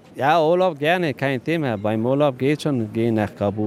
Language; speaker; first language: German; non-native, learner; Persian